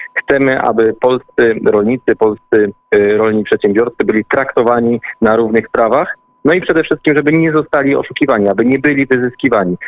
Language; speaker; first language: Polish; native; Polish